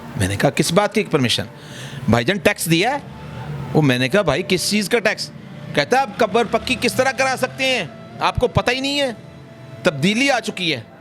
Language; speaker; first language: Urdu; non-native, local second language; Punjabi